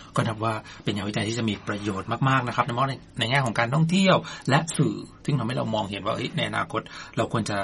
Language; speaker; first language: Thai; native; Thai